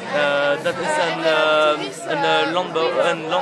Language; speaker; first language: Dutch; non-native, learner; French